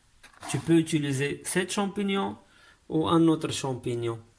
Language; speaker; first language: French; non-native, learner; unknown